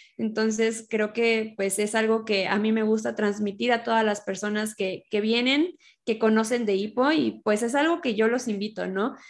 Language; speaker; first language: Spanish; native; Spanish